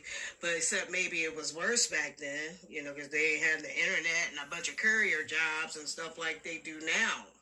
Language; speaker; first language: English; native; English